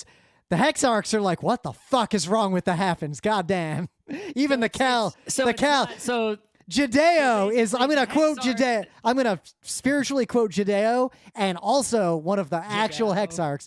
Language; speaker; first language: English; native; English